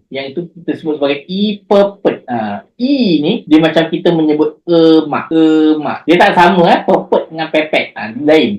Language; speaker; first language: Malay; native; Malay